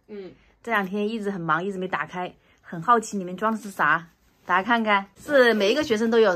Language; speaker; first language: Chinese; native; Chinese